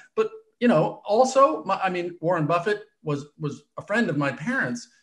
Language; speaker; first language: English; native; English